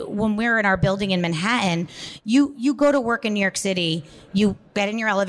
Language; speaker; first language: English; native; English